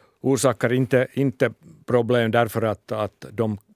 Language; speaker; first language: Swedish; non-native, local second language; Finnish